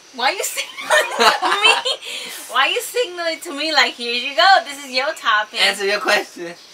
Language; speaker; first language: English; early bilingual, other home language; Spanish